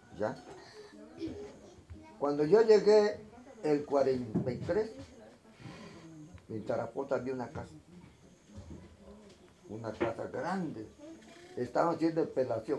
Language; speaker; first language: Spanish; non-native, local second language; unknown